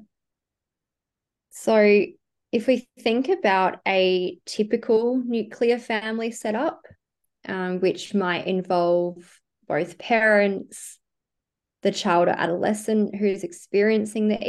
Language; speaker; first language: English; native; English